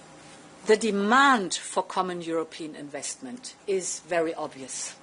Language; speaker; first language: English; non-native, fluent; German